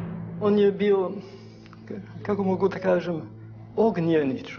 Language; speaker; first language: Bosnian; non-native, fluent; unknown